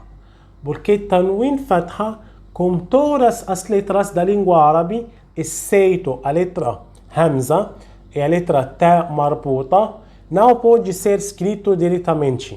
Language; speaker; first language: Portuguese; non-native, fluent; Arabic